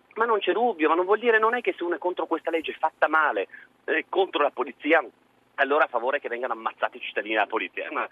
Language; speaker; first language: Italian; native; Italian